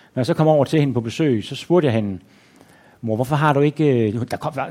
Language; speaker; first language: Danish; native; Danish